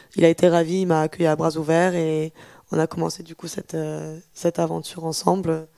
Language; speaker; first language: French; native; French